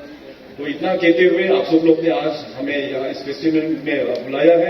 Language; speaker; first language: Hindi; non-native, local second language; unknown